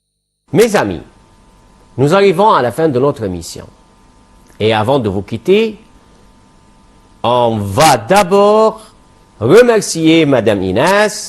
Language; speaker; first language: French; non-native, fluent; Arabic